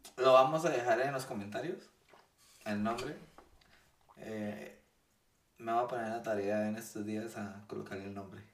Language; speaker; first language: Spanish; native; Spanish